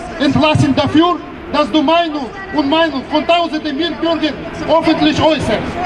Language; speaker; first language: German; non-native, fluent; Russian